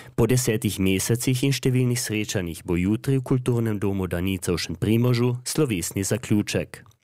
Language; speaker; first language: Slovenian; native; Slovenian